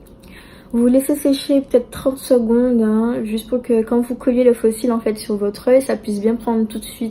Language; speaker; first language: French; native; French